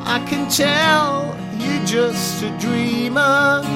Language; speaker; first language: English; non-native, fluent; Swedish